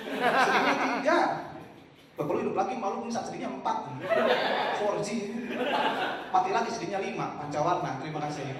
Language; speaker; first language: Indonesian; native; Indonesian